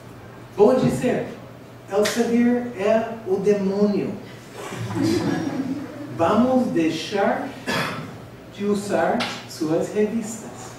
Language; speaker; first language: Portuguese; non-native, fluent; English